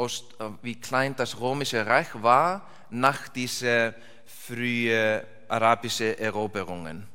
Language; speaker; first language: German; non-native, learner; English